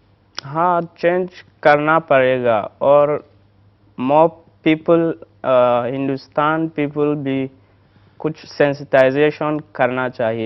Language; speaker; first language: Hindi; non-native, learner; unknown